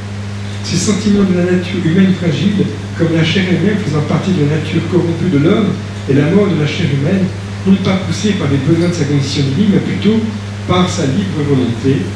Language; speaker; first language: French; native; French